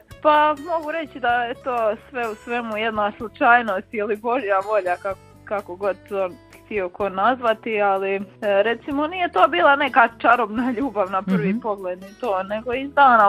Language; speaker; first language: Croatian; native; Croatian